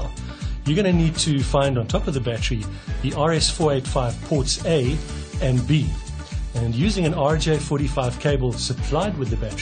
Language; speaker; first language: English; native; English